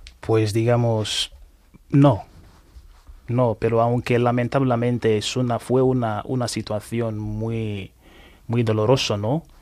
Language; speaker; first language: Spanish; non-native, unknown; Igbo